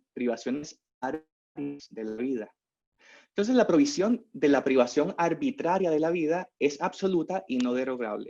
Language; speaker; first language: Spanish; native; Spanish